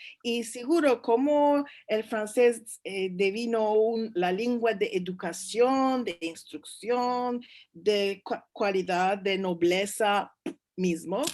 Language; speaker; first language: Spanish; early bilingual, heritage; Turkish